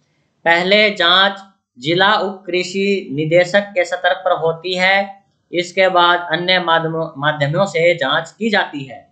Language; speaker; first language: Hindi; native; Hindi